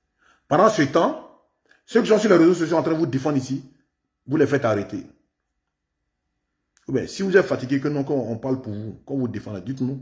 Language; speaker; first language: French; native; French